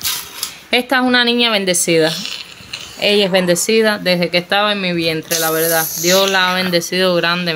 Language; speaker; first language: Spanish; native; Spanish